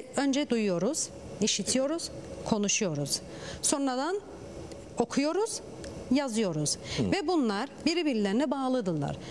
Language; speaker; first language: Turkish; early bilingual, heritage; Turkish